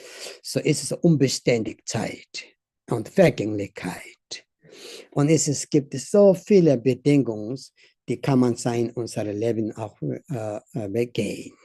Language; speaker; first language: German; non-native, learner; Tibetan